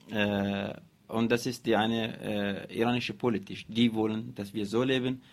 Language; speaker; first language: German; non-native, learner; Arabic